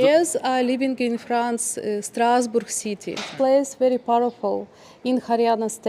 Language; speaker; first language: English; non-native, learner; Ukrainian